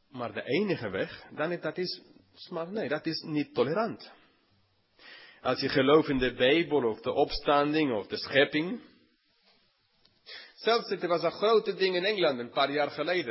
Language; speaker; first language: Dutch; non-native, fluent; English